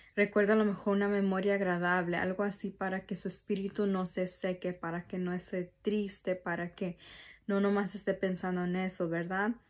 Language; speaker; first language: Spanish; early bilingual, heritage; Spanish